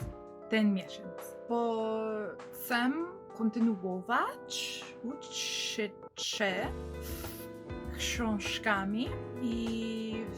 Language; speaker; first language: Polish; early bilingual, heritage; Polish